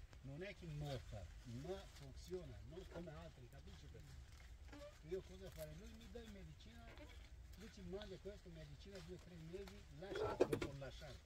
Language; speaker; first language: Italian; non-native, learner; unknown